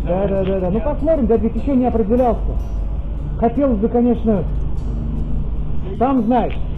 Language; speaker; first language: Russian; native; Russian